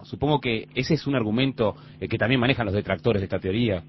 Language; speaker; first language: Spanish; native; Spanish